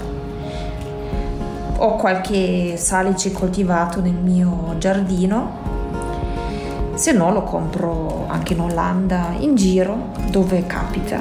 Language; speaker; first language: Italian; non-native, fluent; German